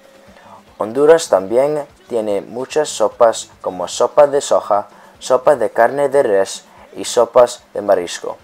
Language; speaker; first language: Spanish; non-native, learner; English